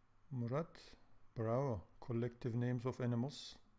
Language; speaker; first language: English; non-native, fluent; Turkish